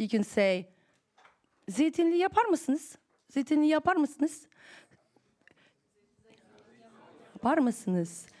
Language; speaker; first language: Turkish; non-native, fluent; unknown